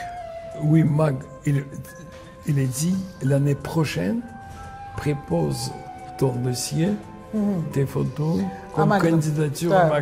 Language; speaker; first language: French; non-native, fluent; Russian